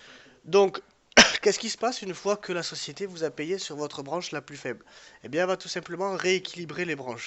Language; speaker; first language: French; native; French